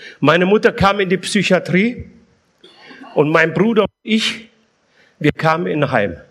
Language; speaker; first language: German; early bilingual, other home language; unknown